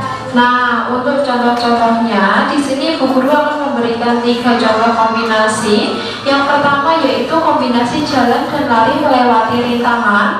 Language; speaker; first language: Indonesian; native; Indonesian